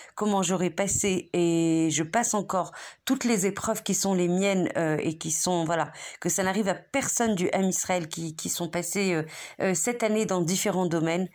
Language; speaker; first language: French; native; French